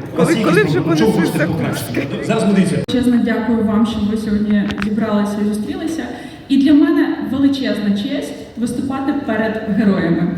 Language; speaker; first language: Ukrainian; non-native, local second language; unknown